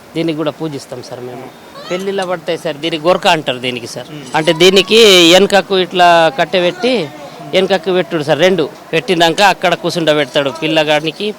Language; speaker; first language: Telugu; non-native, local second language; Gondi